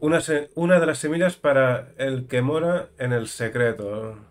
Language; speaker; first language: Spanish; non-native, local second language; Catalan